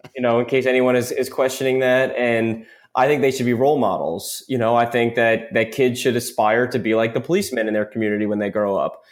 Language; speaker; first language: English; native; English